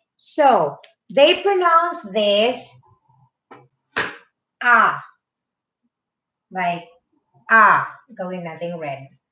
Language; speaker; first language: English; non-native, local second language; Filipino